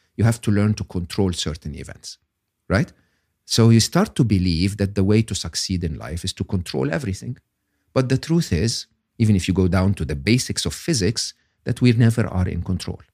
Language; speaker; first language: English; non-native, fluent; Arabic